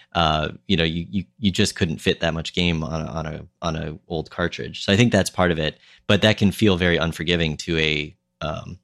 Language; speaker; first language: English; native; English